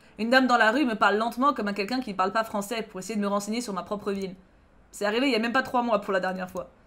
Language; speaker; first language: French; native; French